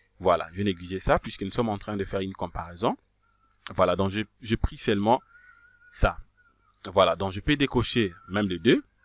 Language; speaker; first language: French; non-native, local second language; Kongo